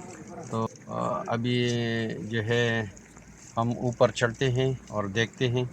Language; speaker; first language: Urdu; non-native, local second language; Pashto